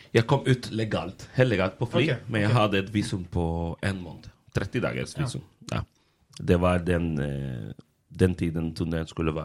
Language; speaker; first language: Swedish; non-native, fluent; Spanish